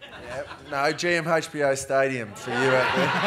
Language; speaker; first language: English; native; English